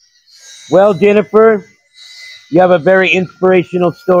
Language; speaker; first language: English; native; English